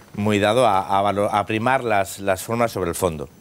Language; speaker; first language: Spanish; non-native, local second language; Catalan